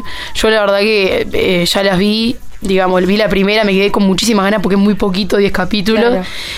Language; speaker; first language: Spanish; native; Spanish